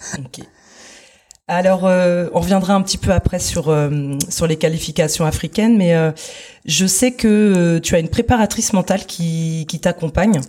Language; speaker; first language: French; native; French